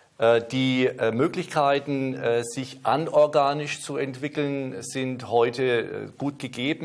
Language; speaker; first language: German; native; German